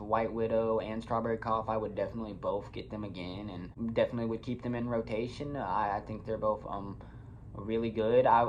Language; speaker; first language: English; native; English